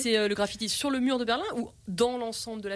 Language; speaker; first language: French; native; French